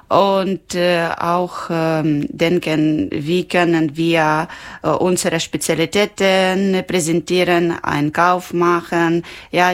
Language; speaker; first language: German; non-native, local second language; Ukrainian